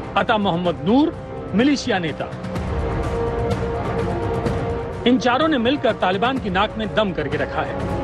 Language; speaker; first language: Hindi; native; Hindi